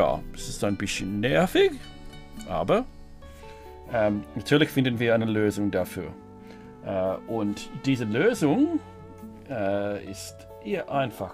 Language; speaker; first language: German; non-native, fluent; English